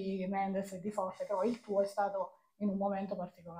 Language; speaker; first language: Italian; native; Italian